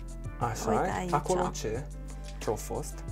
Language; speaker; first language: Romanian; non-native, local second language; Hungarian